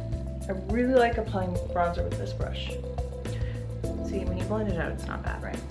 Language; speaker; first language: English; native; English